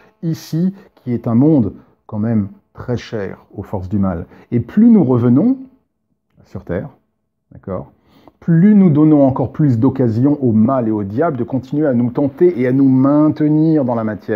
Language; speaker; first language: French; native; French